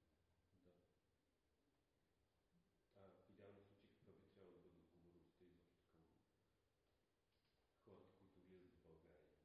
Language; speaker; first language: Bulgarian; non-native, fluent; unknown